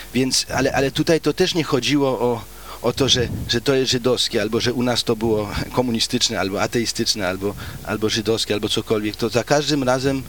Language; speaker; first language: Polish; early bilingual, heritage; Polish